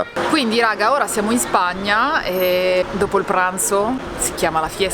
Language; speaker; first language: Italian; native; Italian